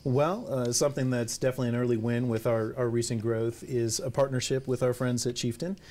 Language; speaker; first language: English; native; English